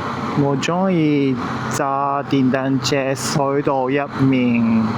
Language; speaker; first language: Chinese; non-native, learner; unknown